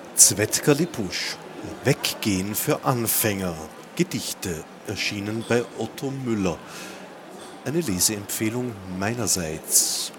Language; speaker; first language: German; native; German